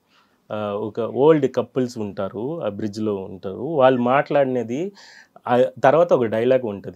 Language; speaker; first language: Telugu; non-native, fluent; Tamil